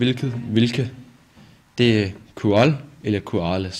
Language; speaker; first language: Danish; native; Danish